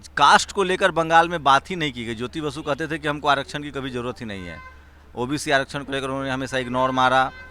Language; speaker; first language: Hindi; native; Hindi